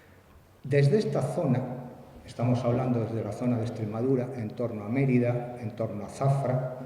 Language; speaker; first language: Spanish; native; Spanish